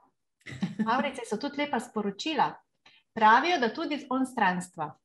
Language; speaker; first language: Slovenian; native; Slovenian